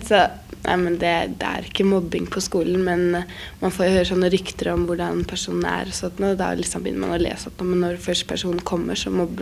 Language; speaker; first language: Norwegian; native; Norwegian